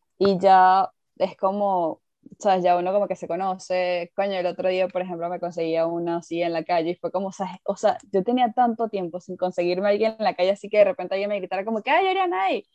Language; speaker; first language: Spanish; native; Spanish